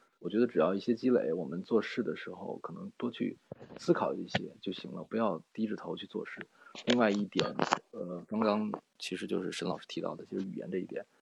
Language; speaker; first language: Chinese; native; Chinese